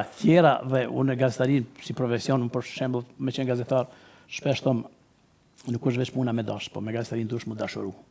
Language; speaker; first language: Albanian; native; Albanian